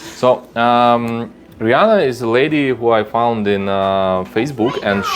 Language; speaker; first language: English; non-native, learner; Russian